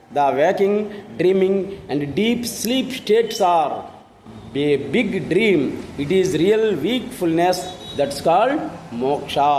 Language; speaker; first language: English; non-native, local second language; Telugu